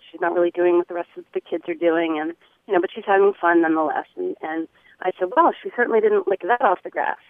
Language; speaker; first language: English; native; English